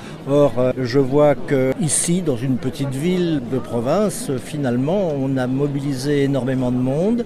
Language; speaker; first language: French; native; French